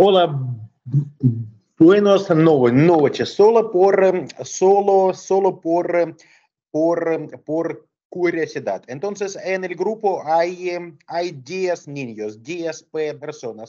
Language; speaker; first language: Spanish; non-native, learner; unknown